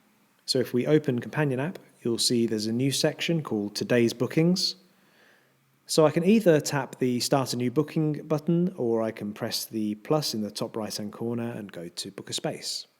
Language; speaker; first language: English; native; English